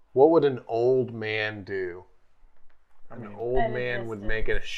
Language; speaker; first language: English; native; English